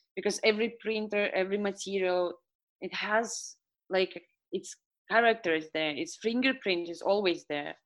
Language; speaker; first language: English; non-native, fluent; Estonian